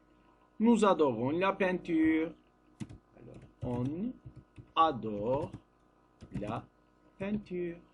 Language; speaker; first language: French; non-native, learner; Turkish